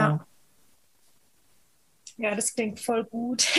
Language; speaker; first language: German; native; German